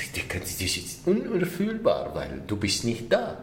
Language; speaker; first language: German; non-native, fluent; Arabic